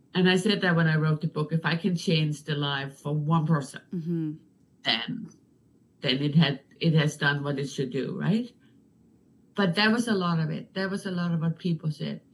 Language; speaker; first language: English; non-native, fluent; Danish